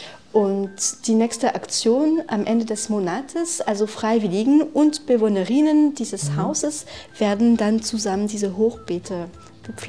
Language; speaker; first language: German; non-native, fluent; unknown